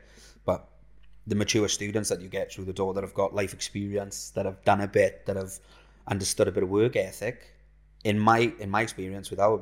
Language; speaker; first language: English; native; English